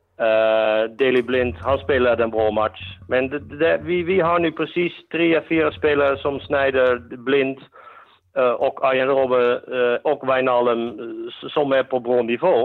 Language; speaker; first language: Swedish; non-native, fluent; Dutch